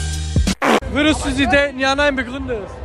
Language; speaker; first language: German; native; German